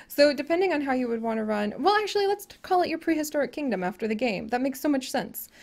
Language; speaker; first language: English; native; English